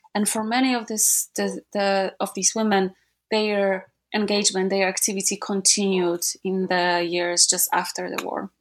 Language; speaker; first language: English; non-native, fluent; Polish